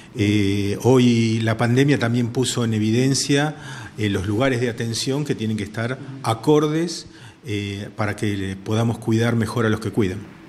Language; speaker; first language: Spanish; native; Spanish